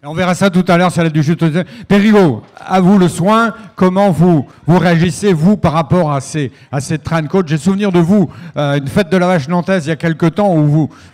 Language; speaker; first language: French; native; French